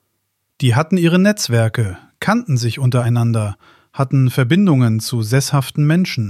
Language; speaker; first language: German; native; German